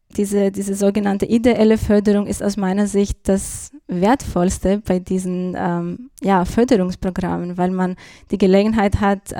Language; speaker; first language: German; non-native, fluent; Greek